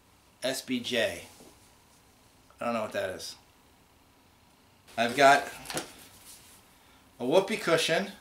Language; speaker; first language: English; native; English